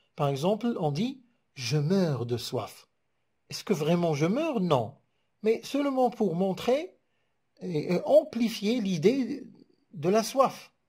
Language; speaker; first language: French; non-native, local second language; Arabic